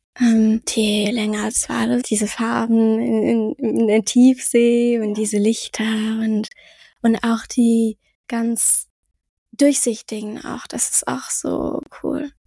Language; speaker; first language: German; early bilingual, heritage; French